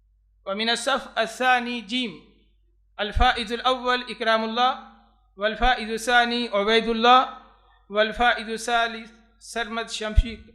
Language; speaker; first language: Arabic; non-native, fluent; Urdu